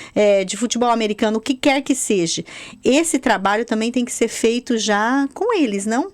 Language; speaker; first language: Portuguese; native; Portuguese